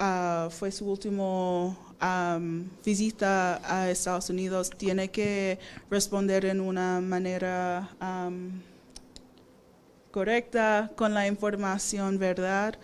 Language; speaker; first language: Spanish; non-native, fluent; English